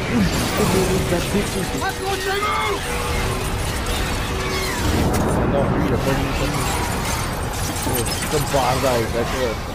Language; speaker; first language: French; native; French